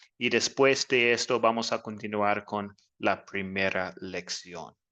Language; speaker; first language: Spanish; non-native, learner; English